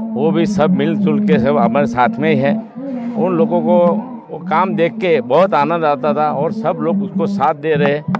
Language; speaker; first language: Hindi; non-native, local second language; Gujarati